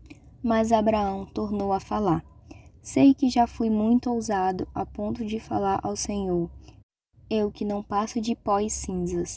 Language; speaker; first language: Portuguese; native; Portuguese